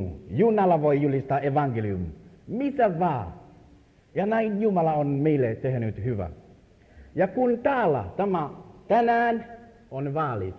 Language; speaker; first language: Finnish; non-native, learner; Swahili